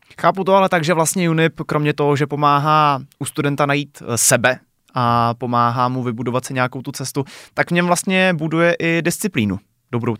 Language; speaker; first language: Czech; native; Czech